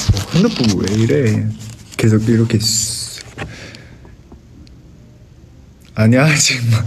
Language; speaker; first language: Korean; non-native, fluent; Chinese